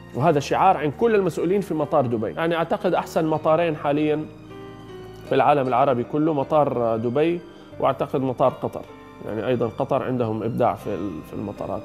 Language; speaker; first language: Arabic; native; Arabic